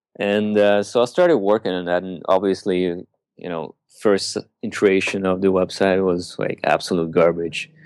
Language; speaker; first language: English; early bilingual, other home language; Russian